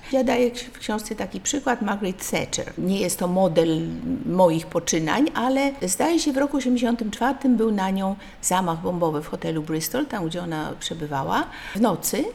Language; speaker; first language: Polish; native; Polish